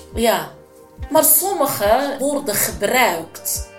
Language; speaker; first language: Dutch; non-native, learner; Arabic